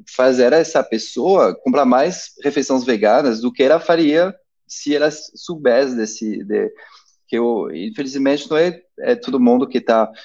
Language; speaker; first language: Portuguese; non-native, fluent; French